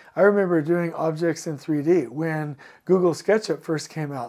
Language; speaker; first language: English; native; English